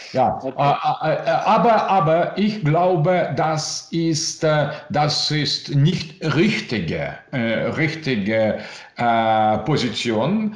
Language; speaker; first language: German; non-native, learner; Russian